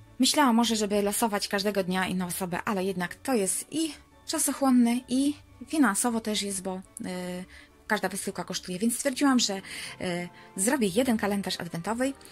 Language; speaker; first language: Polish; non-native, fluent; Ukrainian